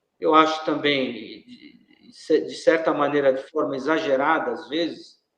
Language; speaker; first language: Portuguese; native; Portuguese